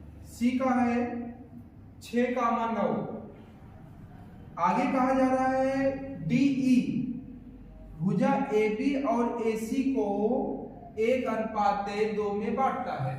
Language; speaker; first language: Hindi; native; Hindi